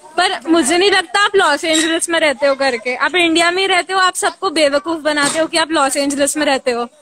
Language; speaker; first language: Hindi; non-native, local second language; Tamil